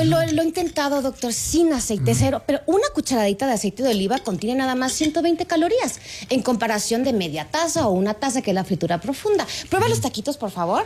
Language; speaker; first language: Spanish; native; Spanish